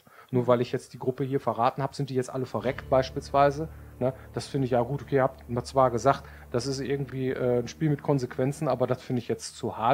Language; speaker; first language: German; native; German